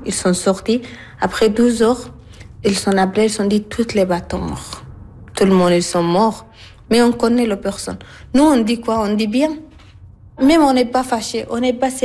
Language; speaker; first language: French; non-native, learner; Arabic